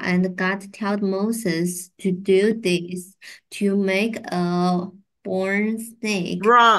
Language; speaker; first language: English; non-native, learner; Chinese